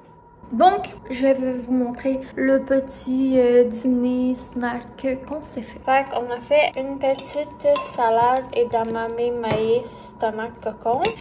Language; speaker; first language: French; native; French